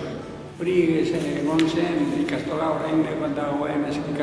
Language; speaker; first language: Basque; non-native, local second language; Spanish